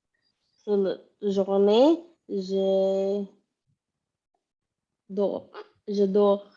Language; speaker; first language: French; non-native, learner; English